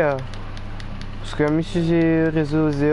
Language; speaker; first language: French; non-native, local second language; Réunion Creole French